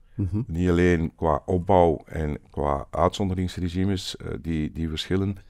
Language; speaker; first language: Dutch; native; Dutch